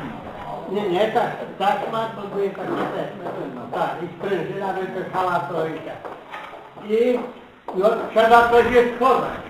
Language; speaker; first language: Polish; native; Polish